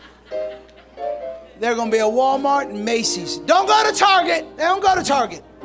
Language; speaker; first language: English; native; English